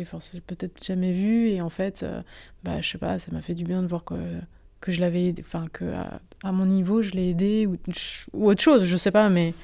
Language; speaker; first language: French; native; French